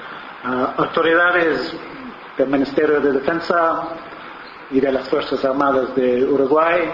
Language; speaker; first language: Spanish; non-native, fluent; English